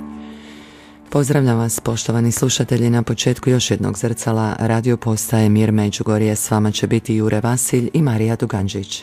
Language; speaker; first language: Croatian; native; Croatian